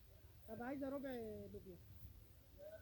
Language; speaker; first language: Arabic; native; Arabic